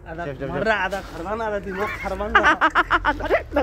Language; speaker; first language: Arabic; non-native, learner; Nepali